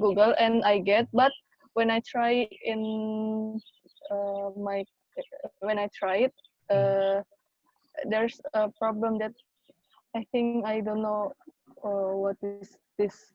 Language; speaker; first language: English; non-native, learner; Indonesian